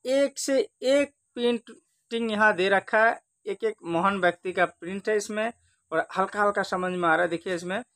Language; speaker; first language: Hindi; non-native, local second language; Bangla